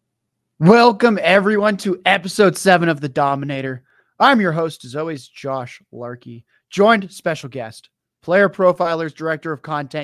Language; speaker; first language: English; native; English